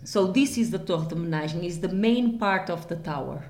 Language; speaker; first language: English; non-native, fluent; Portuguese